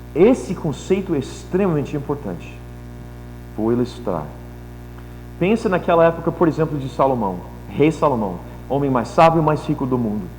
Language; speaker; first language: Portuguese; non-native, fluent; English